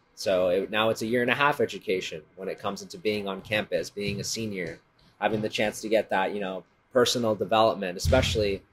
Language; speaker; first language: English; native; English